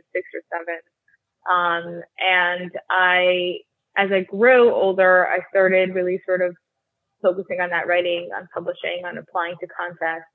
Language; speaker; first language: English; early bilingual, other home language; Russian